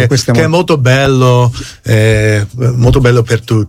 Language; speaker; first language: Italian; non-native, fluent; English